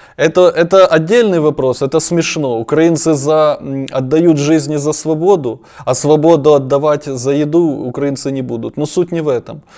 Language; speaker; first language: Russian; non-native, local second language; Ukrainian